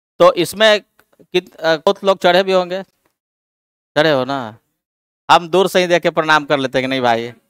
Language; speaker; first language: Hindi; native; Hindi